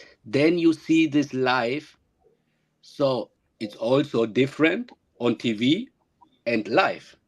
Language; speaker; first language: English; non-native, learner; German